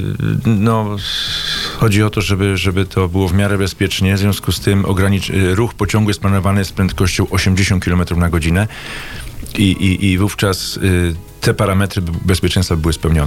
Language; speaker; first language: Polish; native; Polish